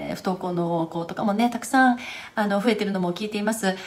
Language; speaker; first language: Japanese; early bilingual, heritage; Japanese